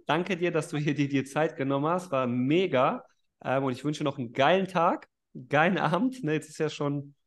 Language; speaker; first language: German; native; German